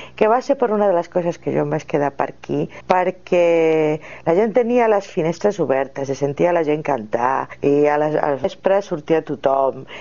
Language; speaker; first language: Catalan; non-native, local second language; Spanish